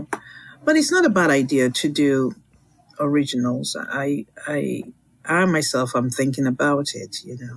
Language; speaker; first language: English; non-native, local second language; Yoruba